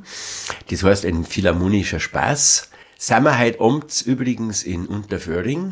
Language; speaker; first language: German; native; German